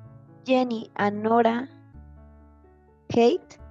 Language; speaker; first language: English; non-native, learner; Spanish